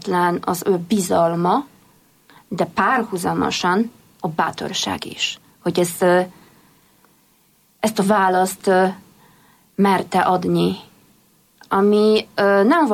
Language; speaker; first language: Hungarian; non-native, fluent; Polish